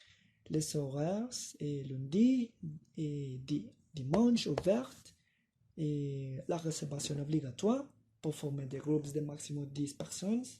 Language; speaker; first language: French; non-native, learner; Spanish